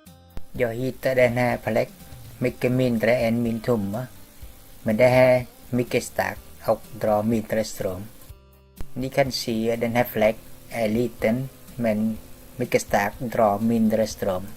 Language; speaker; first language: Swedish; non-native, learner; Vietnamese